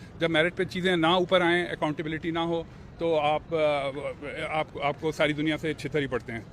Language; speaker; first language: Urdu; non-native, local second language; Punjabi